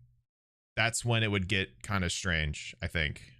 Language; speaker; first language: English; native; English